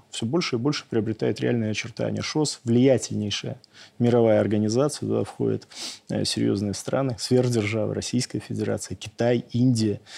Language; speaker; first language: Russian; native; Russian